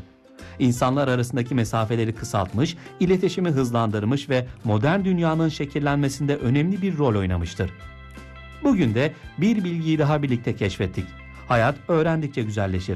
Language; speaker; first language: Turkish; native; Turkish